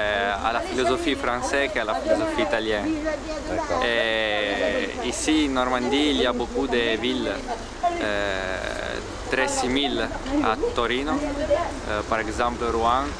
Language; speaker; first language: French; non-native, learner; Italian